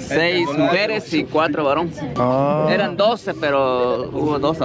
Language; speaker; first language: Spanish; native; Spanish